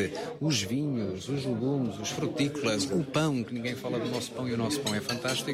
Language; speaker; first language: Portuguese; native; Portuguese